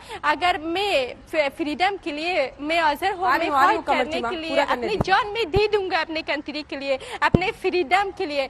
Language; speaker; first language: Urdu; non-native, learner; Pashto